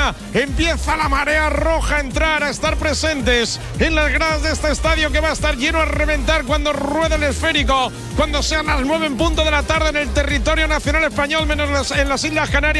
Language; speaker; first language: Spanish; native; Spanish